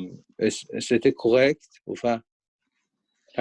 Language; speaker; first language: French; non-native, learner; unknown